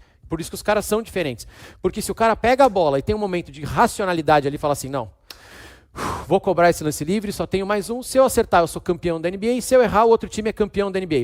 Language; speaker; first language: Portuguese; native; Portuguese